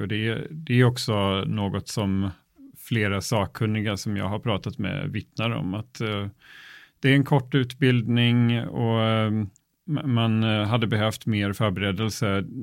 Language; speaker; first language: Swedish; native; Swedish